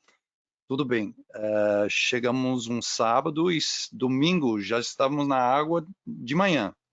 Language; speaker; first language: Portuguese; non-native, fluent; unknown